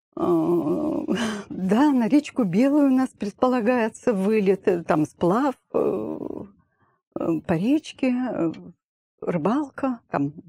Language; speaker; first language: Russian; native; Russian